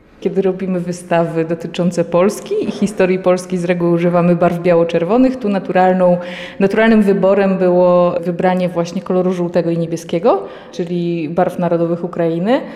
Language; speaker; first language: Polish; native; Polish